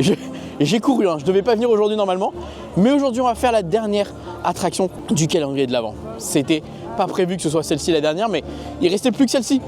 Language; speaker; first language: French; native; French